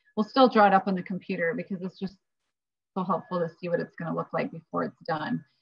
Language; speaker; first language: English; native; English